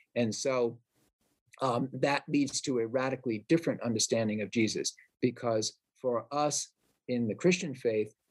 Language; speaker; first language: English; native; English